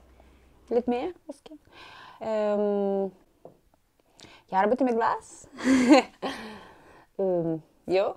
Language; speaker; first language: Danish; non-native, fluent; Russian